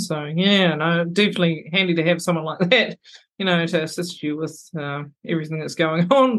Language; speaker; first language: English; native; English